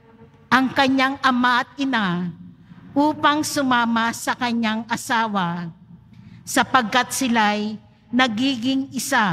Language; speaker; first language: Filipino; native; Filipino